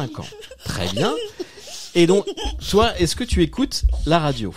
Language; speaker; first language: French; native; French